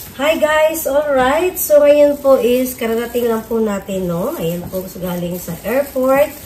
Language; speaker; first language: Filipino; native; Filipino